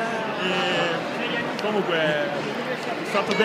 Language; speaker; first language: Italian; non-native, learner; Portuguese